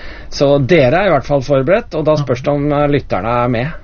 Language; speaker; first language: Norwegian; native; Norwegian